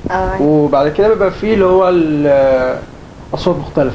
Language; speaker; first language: Arabic; native; Arabic